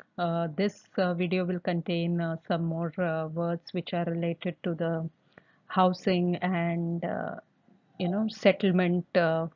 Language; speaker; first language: English; non-native, local second language; Telugu